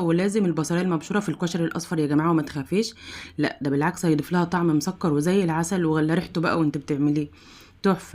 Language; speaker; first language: Arabic; native; Arabic